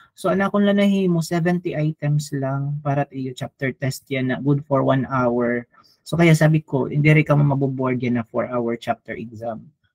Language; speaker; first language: Filipino; non-native, local second language; Waray